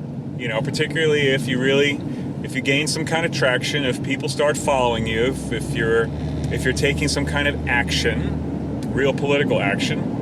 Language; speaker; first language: English; native; English